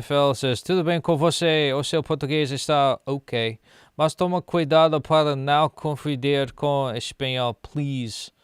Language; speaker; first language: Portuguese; non-native, learner; English